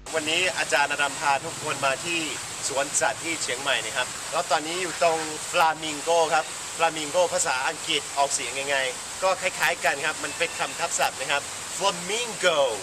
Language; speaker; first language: Thai; non-native, fluent; English